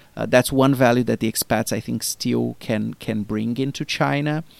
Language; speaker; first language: English; non-native, fluent; Portuguese